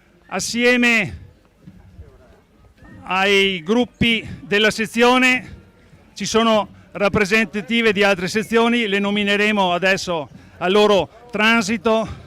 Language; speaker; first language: Italian; native; Italian